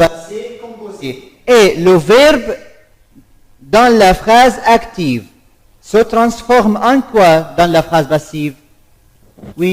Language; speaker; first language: French; non-native, fluent; Arabic